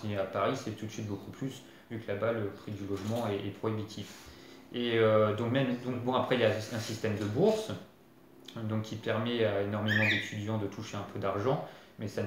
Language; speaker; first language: French; native; French